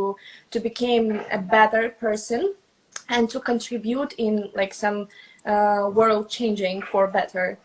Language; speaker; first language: English; non-native, fluent; Russian